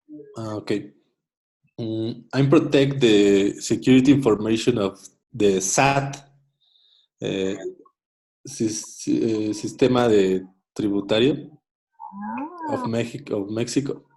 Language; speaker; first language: English; non-native, learner; Spanish